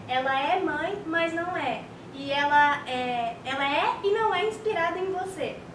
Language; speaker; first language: Portuguese; native; Portuguese